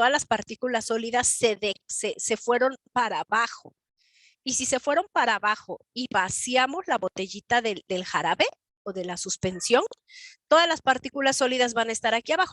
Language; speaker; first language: Spanish; native; Spanish